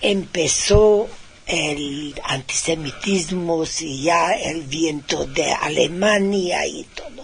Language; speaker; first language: Spanish; non-native, fluent; Hungarian